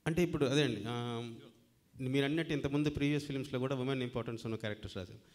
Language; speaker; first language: Telugu; native; Telugu